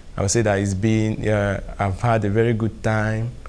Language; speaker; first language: English; non-native, local second language; Igbo